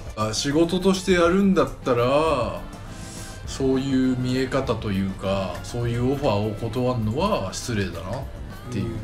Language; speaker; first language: Japanese; native; Japanese